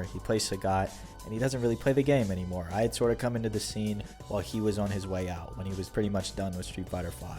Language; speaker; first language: English; native; English